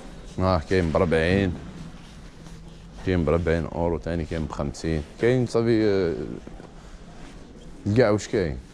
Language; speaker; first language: Arabic; native; Arabic